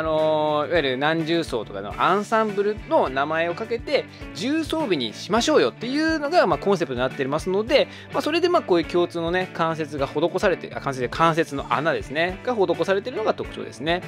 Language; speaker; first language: Japanese; native; Japanese